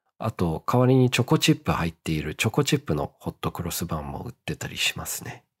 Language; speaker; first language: Japanese; early bilingual, heritage; Japanese